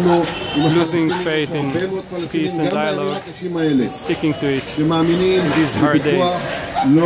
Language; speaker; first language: English; non-native, fluent; Hebrew